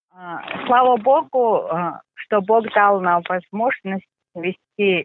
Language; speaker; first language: Russian; non-native, fluent; Mongolian